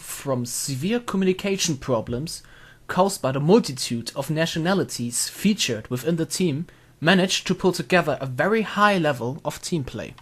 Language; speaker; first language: English; non-native, fluent; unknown